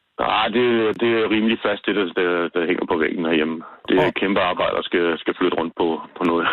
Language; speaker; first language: Danish; native; Danish